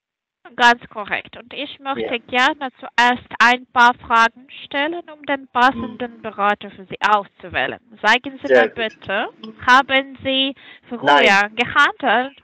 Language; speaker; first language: German; non-native, fluent; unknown